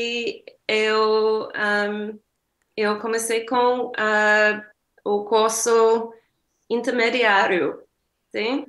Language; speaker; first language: Portuguese; non-native, learner; English